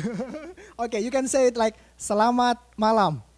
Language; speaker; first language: English; non-native, fluent; Indonesian